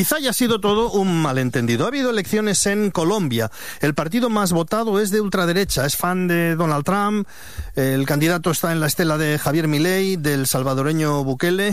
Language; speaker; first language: Spanish; native; Spanish